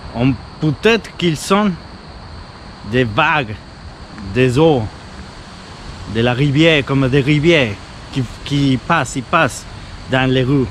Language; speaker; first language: French; non-native, fluent; Spanish